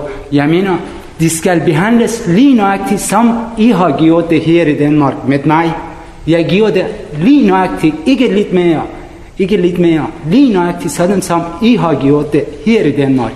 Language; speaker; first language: Danish; non-native, learner; Persian